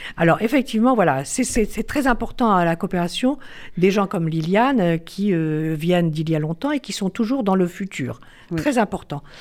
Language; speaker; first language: French; native; French